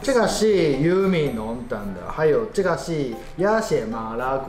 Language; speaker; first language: Chinese; non-native, fluent; Japanese